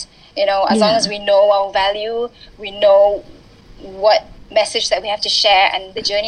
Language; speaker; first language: English; early bilingual, other home language; Malay